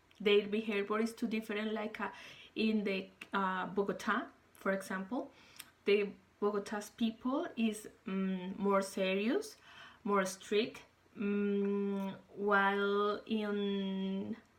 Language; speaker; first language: English; non-native, learner; Spanish